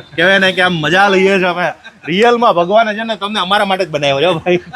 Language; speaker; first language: Gujarati; native; Gujarati